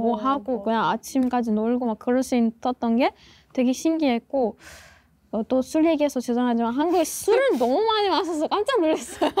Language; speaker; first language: Korean; non-native, fluent; Persian